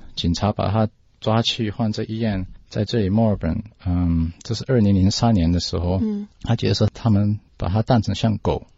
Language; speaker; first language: Chinese; early bilingual, heritage; Chinese